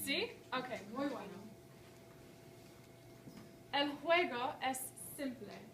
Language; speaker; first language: Spanish; non-native, fluent; English